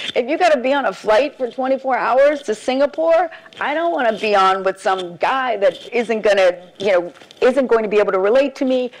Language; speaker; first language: English; native; English